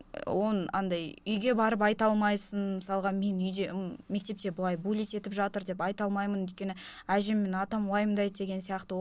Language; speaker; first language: Kazakh; non-native, local second language; Russian